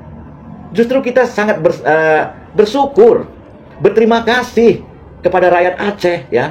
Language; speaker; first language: Indonesian; native; Indonesian